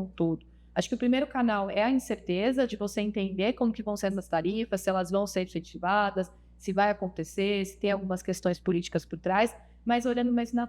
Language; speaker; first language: Portuguese; native; Portuguese